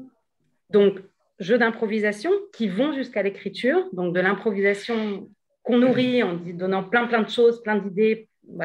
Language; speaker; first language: French; native; French